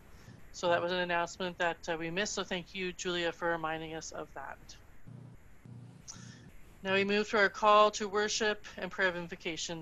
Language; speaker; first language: English; native; English